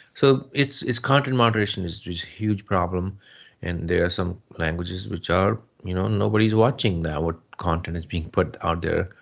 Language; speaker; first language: English; non-native, local second language; Punjabi